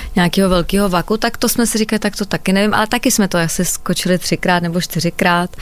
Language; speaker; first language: Czech; native; Czech